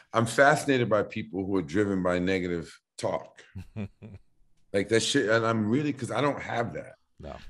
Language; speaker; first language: English; native; English